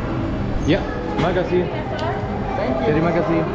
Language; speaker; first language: Indonesian; non-native, learner; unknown